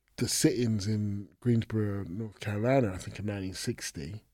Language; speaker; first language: English; native; English